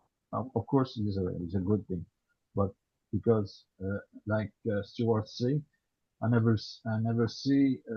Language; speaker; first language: English; non-native, learner; French